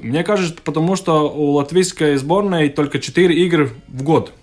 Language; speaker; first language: Russian; non-native, local second language; Latvian